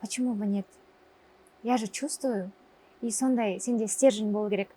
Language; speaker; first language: Russian; non-native, local second language; Kazakh